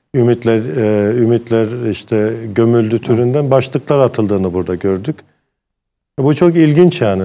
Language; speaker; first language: Turkish; early bilingual, heritage; Turkish